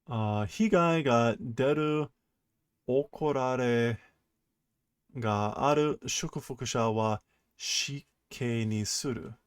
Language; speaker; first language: Japanese; non-native, learner; English